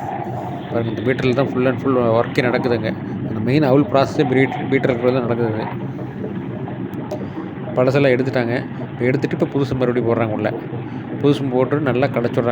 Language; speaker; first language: Tamil; native; Tamil